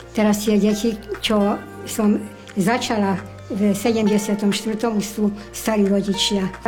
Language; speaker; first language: Slovak; early bilingual, heritage; Slovak